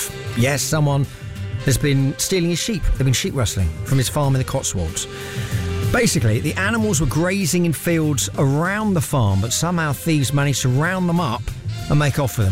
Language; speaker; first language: English; native; English